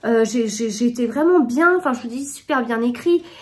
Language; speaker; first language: French; native; French